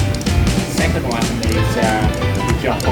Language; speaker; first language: English; non-native, fluent; Vietnamese